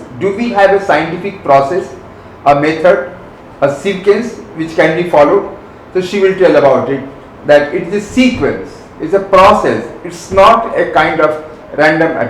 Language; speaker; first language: English; non-native, local second language; Bangla